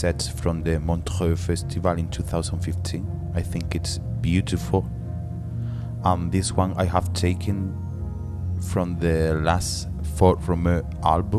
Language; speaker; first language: English; non-native, fluent; Spanish